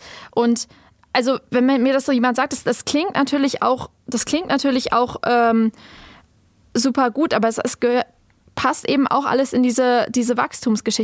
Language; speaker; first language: German; native; German